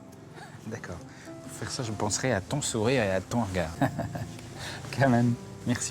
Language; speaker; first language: French; native; French